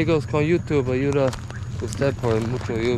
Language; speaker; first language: Spanish; non-native, learner; English